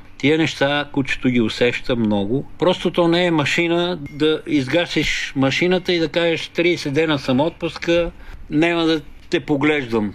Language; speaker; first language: Bulgarian; native; Bulgarian